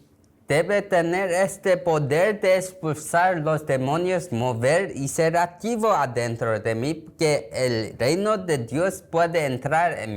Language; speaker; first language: Spanish; non-native, learner; Korean